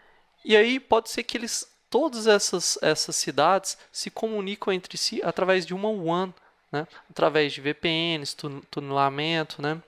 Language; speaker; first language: Portuguese; native; Portuguese